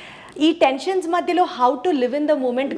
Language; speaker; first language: Telugu; native; Telugu